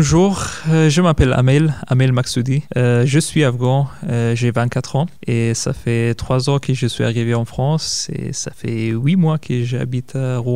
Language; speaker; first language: French; non-native, fluent; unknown